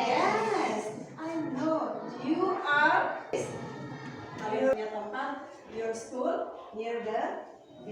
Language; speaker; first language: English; non-native, learner; Indonesian